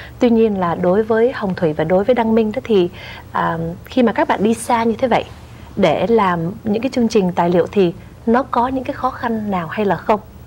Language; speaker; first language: Vietnamese; native; Vietnamese